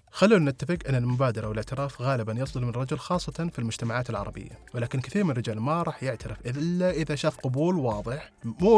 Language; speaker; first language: Arabic; native; Arabic